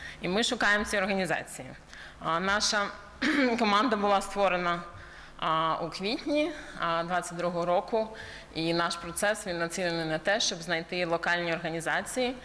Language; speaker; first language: Ukrainian; early bilingual, heritage; Ukrainian